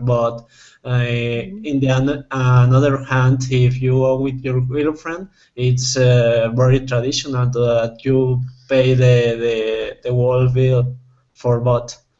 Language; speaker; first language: English; non-native, fluent; Spanish